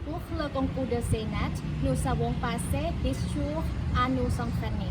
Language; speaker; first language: French; non-native, fluent; Thai